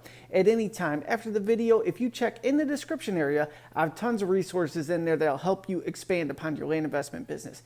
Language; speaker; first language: English; native; English